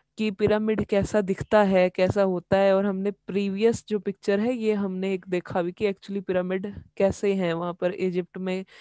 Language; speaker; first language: Hindi; native; Hindi